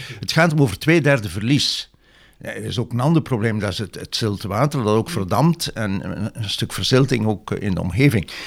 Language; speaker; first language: Dutch; native; Dutch